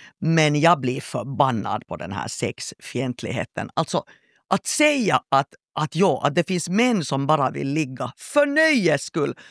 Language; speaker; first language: Swedish; native; Swedish